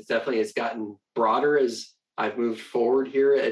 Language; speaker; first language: English; native; English